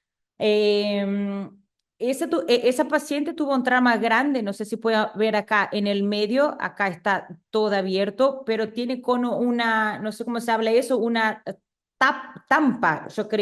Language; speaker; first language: Spanish; non-native, fluent; Portuguese